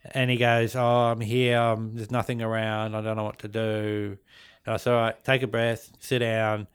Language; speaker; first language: English; native; English